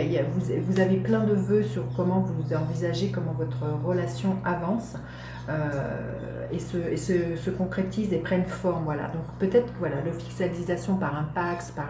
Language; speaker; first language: French; native; French